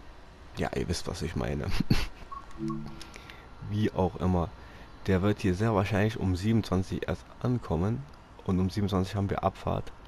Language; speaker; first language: German; native; German